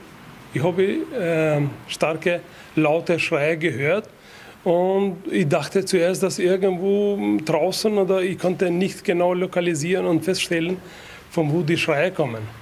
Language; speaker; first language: German; non-native, fluent; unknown